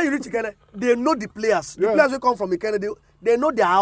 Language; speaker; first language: English; non-native, local second language; Yoruba